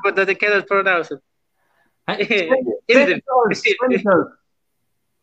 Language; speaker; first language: English; non-native, fluent; Lithuanian